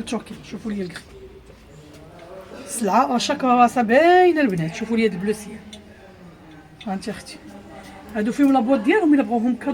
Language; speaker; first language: Arabic; native; Arabic